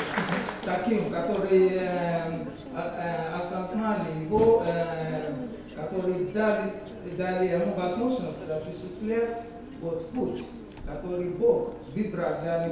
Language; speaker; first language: Russian; non-native, learner; Yoruba